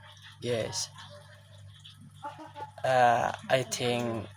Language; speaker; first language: English; non-native, learner; Indonesian